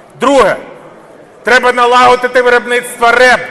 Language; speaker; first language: Ukrainian; native; Ukrainian